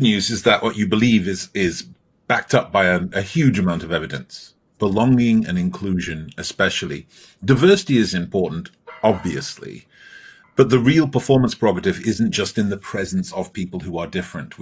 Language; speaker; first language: English; native; English